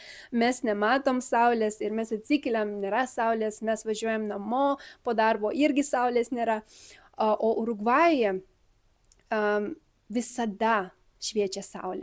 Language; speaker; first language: Lithuanian; early bilingual, other home language; Spanish